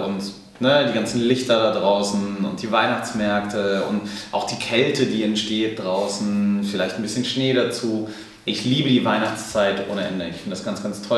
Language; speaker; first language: German; native; German